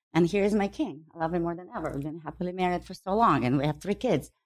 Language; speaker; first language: English; non-native, fluent; Ukrainian